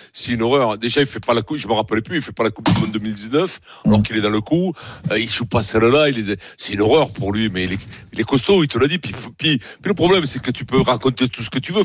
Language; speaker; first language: French; native; French